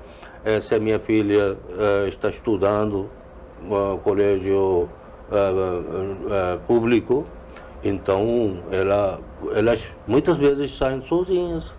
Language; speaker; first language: Portuguese; non-native, learner; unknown